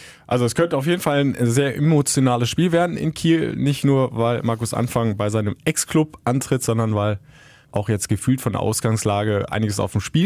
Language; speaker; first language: German; native; German